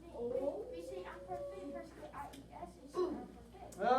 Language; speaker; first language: French; non-native, learner; English